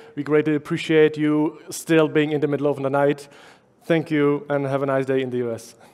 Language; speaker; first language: English; non-native, fluent; Czech